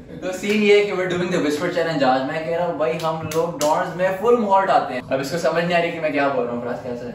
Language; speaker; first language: Urdu; native; Urdu